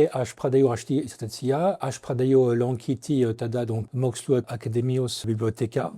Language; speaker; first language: Lithuanian; non-native, fluent; French